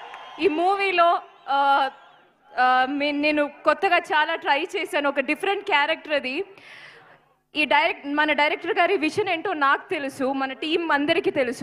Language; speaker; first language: Telugu; non-native, fluent; Malayalam